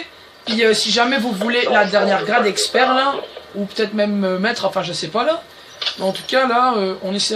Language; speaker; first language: French; native; French